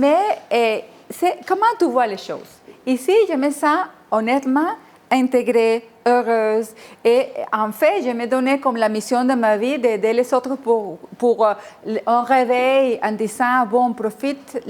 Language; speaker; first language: French; non-native, fluent; Spanish